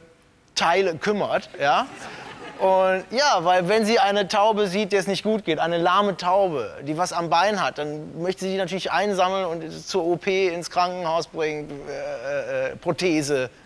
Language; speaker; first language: German; native; German